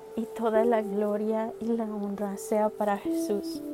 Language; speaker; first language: Spanish; early bilingual, heritage; Spanish